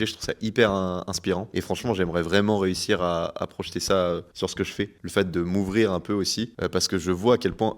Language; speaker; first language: French; native; French